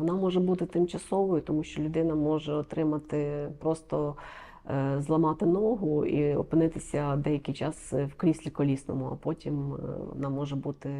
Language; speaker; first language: Ukrainian; native; Ukrainian